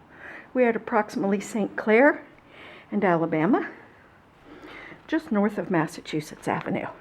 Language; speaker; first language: English; native; English